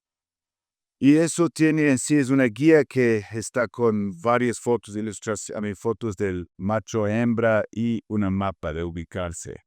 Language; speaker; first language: Spanish; non-native, fluent; English